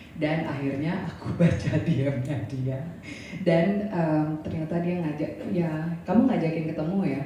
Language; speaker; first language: Indonesian; native; Indonesian